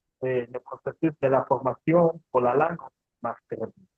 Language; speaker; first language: French; non-native, learner; Portuguese